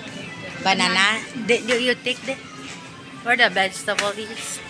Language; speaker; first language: English; non-native, local second language; Filipino